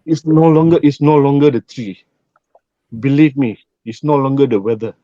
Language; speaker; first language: English; non-native, local second language; Malay